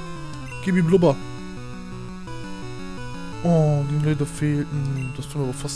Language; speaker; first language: German; native; German